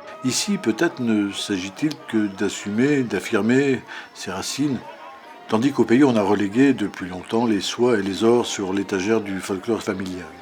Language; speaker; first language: French; native; French